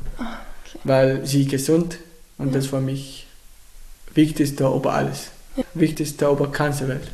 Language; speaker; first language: German; non-native, learner; Arabic